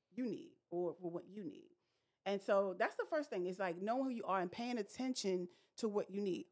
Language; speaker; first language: English; native; English